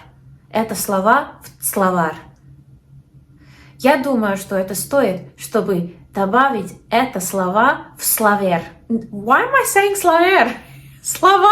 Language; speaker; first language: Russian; non-native, learner; English